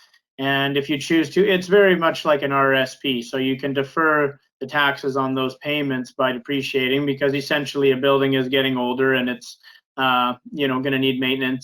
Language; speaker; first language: English; native; English